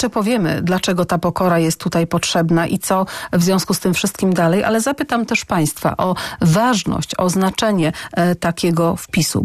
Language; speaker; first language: Polish; native; Polish